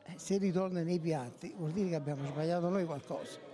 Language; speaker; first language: Italian; native; Italian